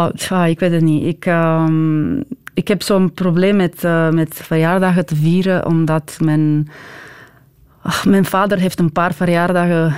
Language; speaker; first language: Dutch; non-native, fluent; Romanian